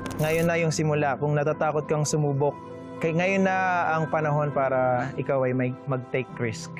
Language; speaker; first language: Filipino; native; Filipino